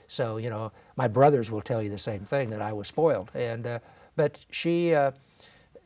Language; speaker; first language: English; native; English